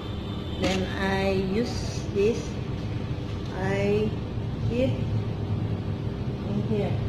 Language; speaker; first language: English; non-native, learner; Indonesian